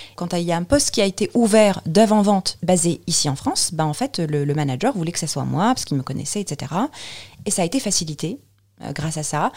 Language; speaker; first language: French; non-native, local second language; Arabic